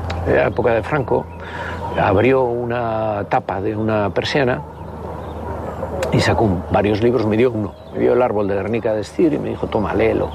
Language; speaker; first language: Spanish; native; Spanish